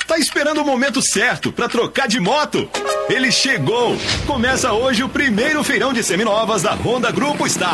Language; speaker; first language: Portuguese; native; Portuguese